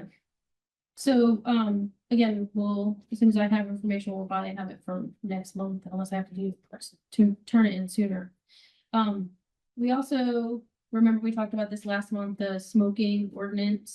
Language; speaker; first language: English; native; English